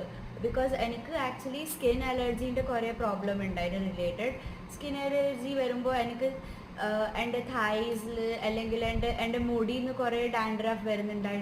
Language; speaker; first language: Malayalam; early bilingual, heritage; Malayalam